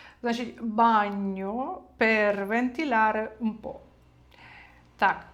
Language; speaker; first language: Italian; non-native, fluent; Ukrainian